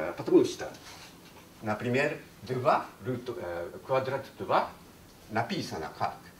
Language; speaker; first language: Russian; non-native, learner; Japanese